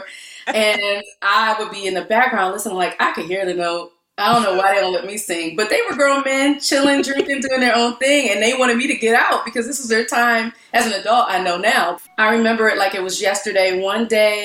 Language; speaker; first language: English; native; English